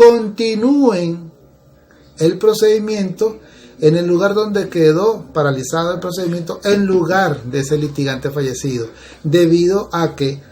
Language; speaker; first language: Spanish; native; Spanish